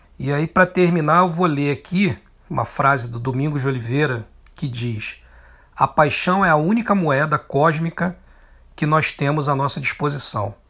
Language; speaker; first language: Portuguese; native; Portuguese